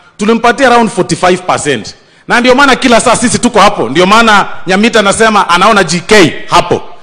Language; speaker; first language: Swahili; non-native, local second language; Gusii